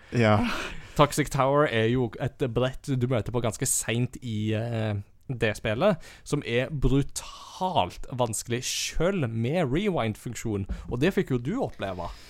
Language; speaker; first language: Norwegian; early bilingual, heritage; Norwegian